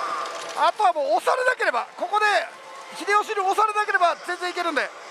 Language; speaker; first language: Japanese; native; Japanese